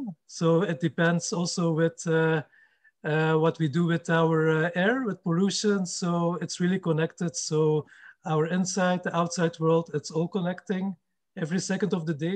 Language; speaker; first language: English; non-native, fluent; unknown